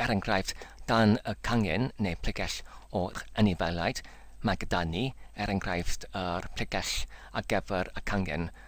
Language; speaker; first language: Welsh; non-native, learner; English